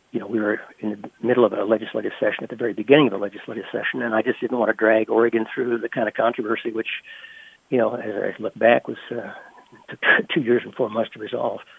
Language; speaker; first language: English; native; English